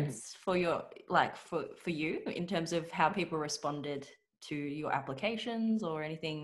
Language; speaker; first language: English; non-native, local second language; Cantonese